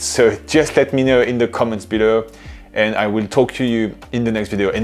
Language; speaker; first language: English; non-native, fluent; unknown